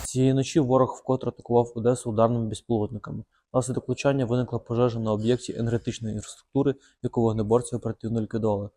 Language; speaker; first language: Ukrainian; native; Ukrainian